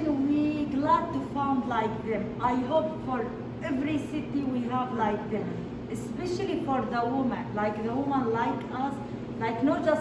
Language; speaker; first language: English; non-native, learner; Arabic